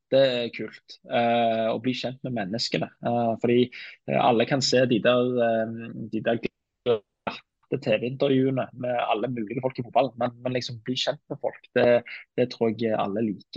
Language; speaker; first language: Norwegian; native; Norwegian